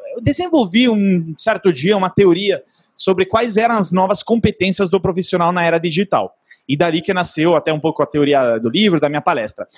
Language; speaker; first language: Portuguese; non-native, fluent; Italian